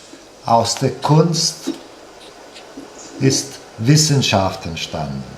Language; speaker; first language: German; non-native, fluent; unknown